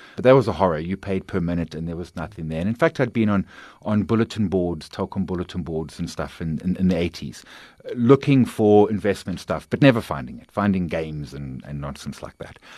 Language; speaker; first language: English; native; English